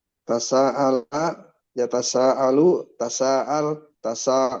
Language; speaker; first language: Arabic; non-native, learner; Indonesian